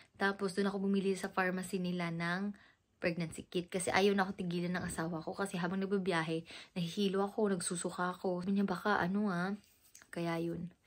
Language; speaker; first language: Filipino; non-native, local second language; Cebuano